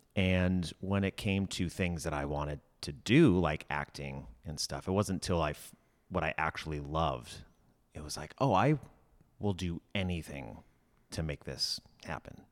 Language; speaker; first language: English; native; English